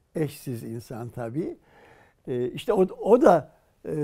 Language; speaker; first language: Turkish; native; Turkish